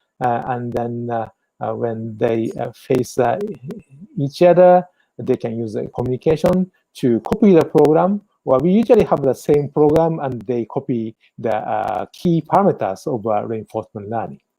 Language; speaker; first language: English; non-native, fluent; Japanese